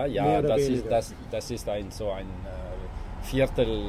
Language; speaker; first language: German; non-native, local second language; Italian